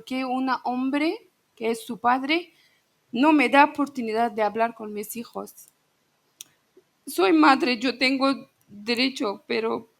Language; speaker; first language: Spanish; non-native, learner; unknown